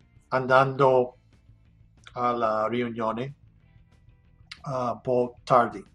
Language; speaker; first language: Italian; non-native, learner; English